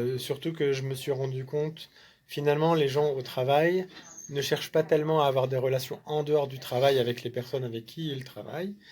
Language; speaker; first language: French; native; French